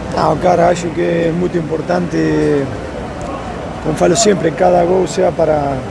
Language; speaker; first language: Portuguese; non-native, learner; Spanish